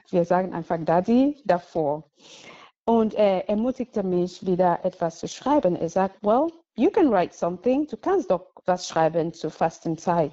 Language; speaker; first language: German; non-native, fluent; English